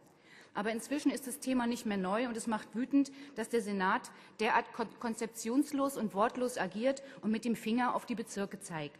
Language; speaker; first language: German; native; German